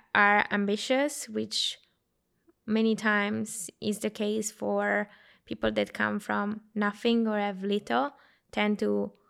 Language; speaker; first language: English; non-native, fluent; Italian